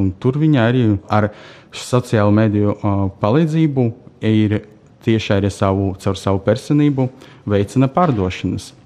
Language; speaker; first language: Latvian; non-native, local second language; Russian